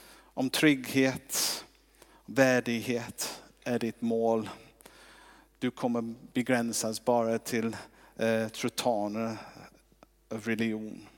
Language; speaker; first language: Swedish; non-native, fluent; English